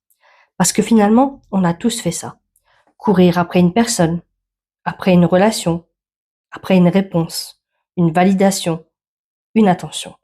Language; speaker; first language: French; native; French